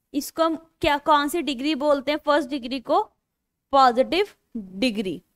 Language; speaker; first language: Hindi; non-native, local second language; Punjabi